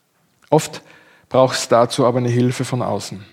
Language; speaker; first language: German; native; German